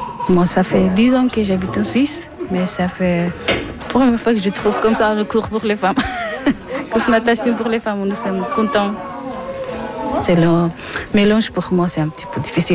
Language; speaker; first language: French; non-native, learner; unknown